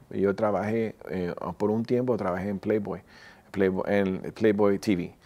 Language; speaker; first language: Spanish; early bilingual, heritage; Spanish